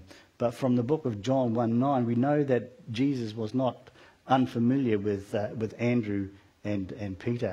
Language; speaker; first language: English; native; English